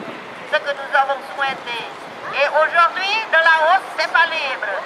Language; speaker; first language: French; non-native, fluent; Lao